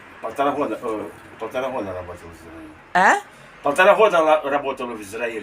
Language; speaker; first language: Russian; early bilingual, heritage; Russian